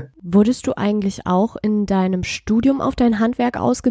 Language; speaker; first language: German; native; German